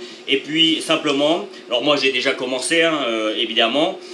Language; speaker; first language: French; native; French